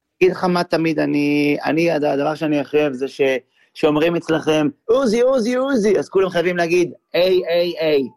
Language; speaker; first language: Hebrew; native; Hebrew